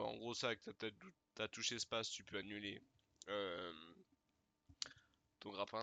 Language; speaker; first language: French; native; French